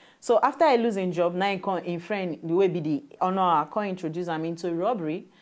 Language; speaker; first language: Nigerian Pidgin; native; Nigerian Pidgin